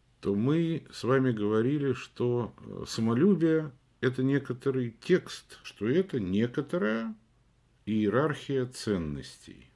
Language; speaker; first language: Russian; native; Russian